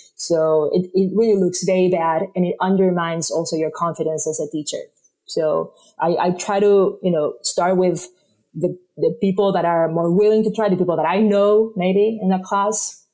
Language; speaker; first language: English; non-native, fluent; Spanish